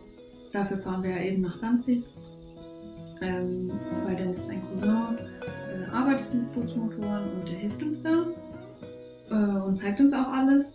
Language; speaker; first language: German; native; German